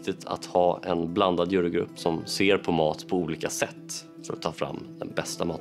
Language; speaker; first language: Swedish; native; Swedish